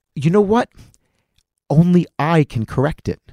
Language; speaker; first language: English; native; English